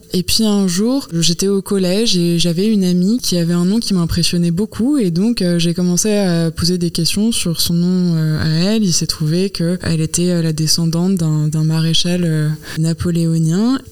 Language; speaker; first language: French; native; French